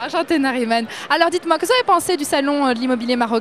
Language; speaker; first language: French; early bilingual, other home language; Arabic